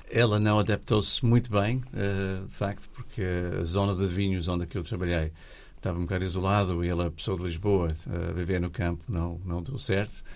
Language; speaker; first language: Portuguese; non-native, fluent; English